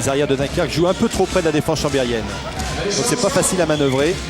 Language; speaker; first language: French; native; French